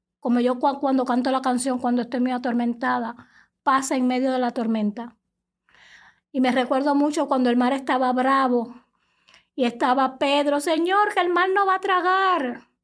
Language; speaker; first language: Spanish; native; Spanish